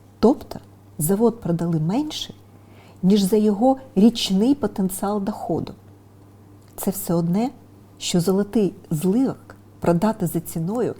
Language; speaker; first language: Ukrainian; non-native, local second language; Russian